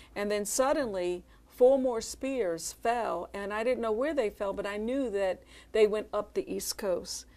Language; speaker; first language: English; native; English